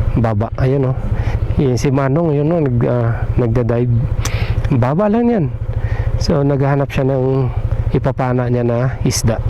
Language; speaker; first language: Filipino; non-native, local second language; Aklanon